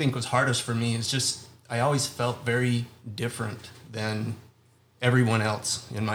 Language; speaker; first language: English; native; English